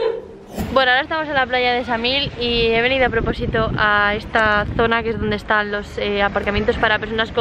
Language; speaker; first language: Spanish; native; Spanish